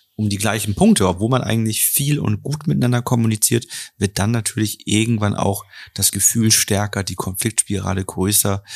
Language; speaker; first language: German; native; German